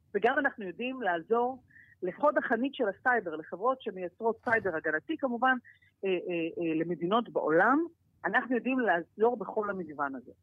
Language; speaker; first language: Hebrew; native; Hebrew